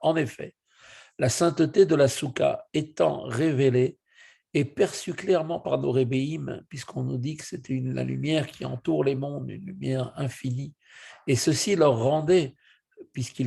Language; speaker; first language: French; native; French